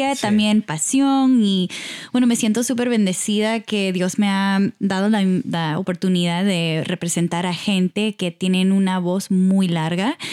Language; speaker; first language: Spanish; early bilingual, heritage; Spanish